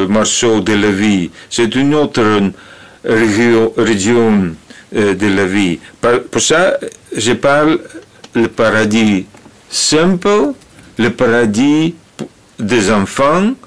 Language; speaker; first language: French; non-native, learner; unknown